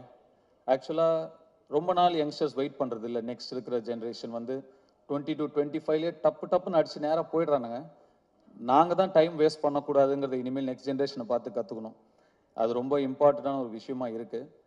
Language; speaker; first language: Tamil; native; Tamil